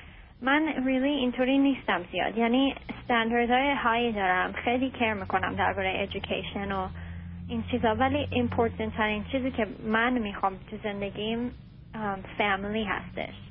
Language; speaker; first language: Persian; early bilingual, heritage; Persian